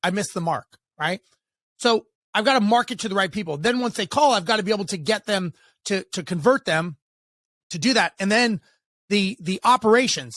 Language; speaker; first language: English; native; English